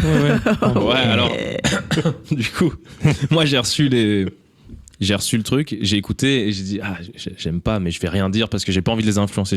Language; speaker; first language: French; native; French